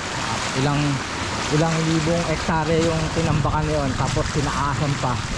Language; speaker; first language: Filipino; native; Filipino